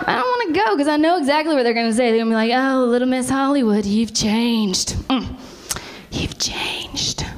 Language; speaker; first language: English; native; English